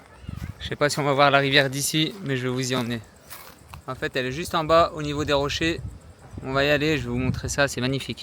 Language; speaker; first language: French; native; French